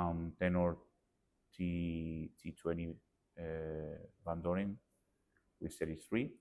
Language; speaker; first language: English; non-native, learner; Spanish